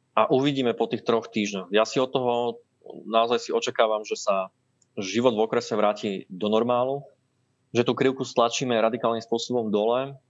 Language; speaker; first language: Slovak; native; Slovak